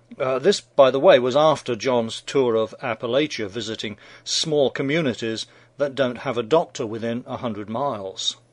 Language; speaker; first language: English; native; English